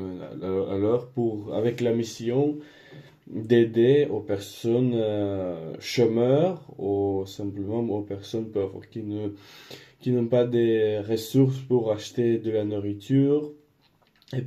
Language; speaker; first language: French; non-native, learner; Spanish